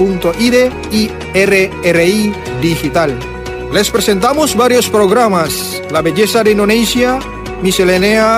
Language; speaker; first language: Spanish; non-native, fluent; Indonesian